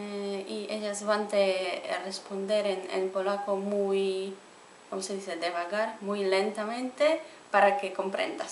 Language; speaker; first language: Spanish; non-native, fluent; Polish